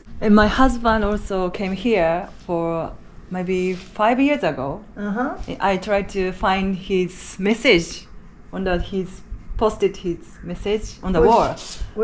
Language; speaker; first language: English; non-native, learner; Japanese